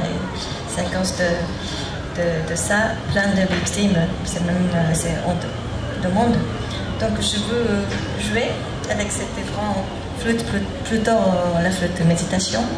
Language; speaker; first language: French; non-native, learner; Japanese